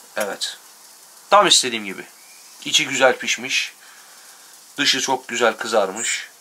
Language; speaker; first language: Turkish; native; Turkish